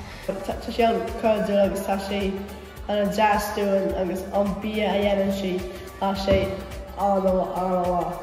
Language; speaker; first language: Irish; non-native, learner; English